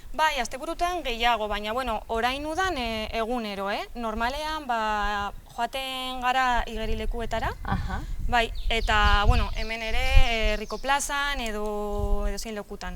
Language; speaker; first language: Basque; non-native, local second language; Spanish